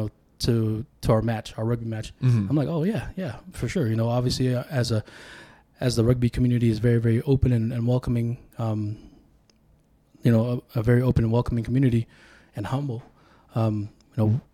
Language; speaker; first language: English; early bilingual, other home language; Tongan